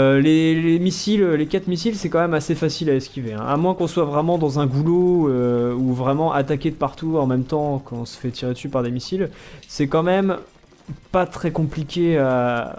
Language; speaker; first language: French; native; French